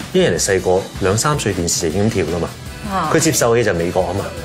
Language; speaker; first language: Cantonese; early bilingual, other home language; Chinese